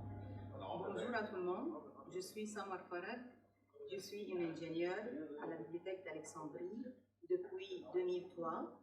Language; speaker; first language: French; non-native, fluent; Arabic